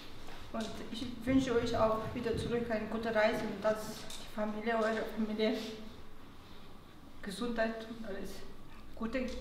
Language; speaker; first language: German; non-native, fluent; Romanian